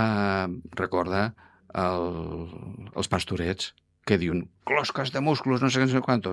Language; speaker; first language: Catalan; non-native, fluent; Spanish